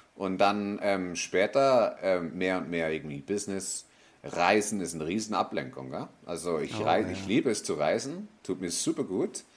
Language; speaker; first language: German; native; German